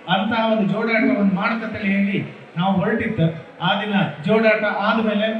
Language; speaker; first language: Kannada; native; Kannada